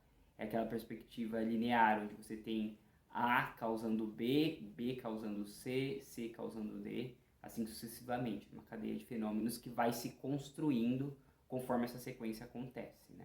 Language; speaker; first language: Portuguese; native; Portuguese